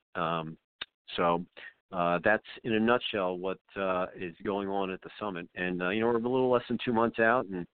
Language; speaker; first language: English; native; English